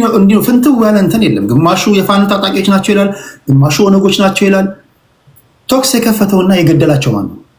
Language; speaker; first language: Amharic; native; Amharic